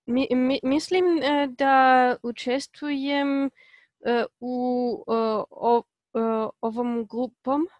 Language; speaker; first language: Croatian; non-native, learner; Polish